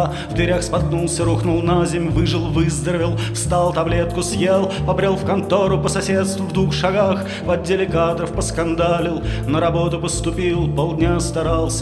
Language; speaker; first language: Russian; native; Russian